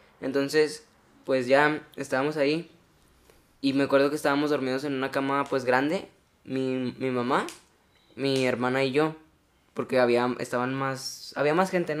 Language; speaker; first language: Spanish; native; Spanish